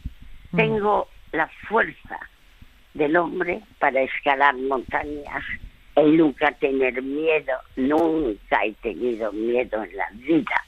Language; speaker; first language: Spanish; early bilingual, other home language; French